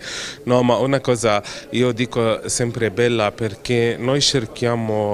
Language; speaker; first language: Italian; non-native, fluent; Arabic